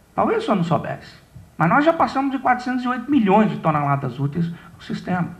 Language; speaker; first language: Portuguese; native; Portuguese